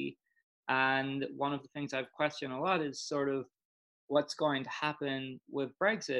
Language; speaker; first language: English; native; English